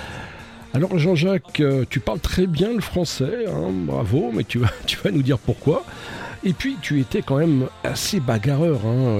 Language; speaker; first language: French; native; French